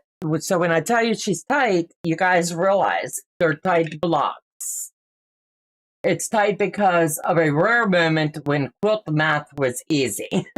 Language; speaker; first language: English; native; English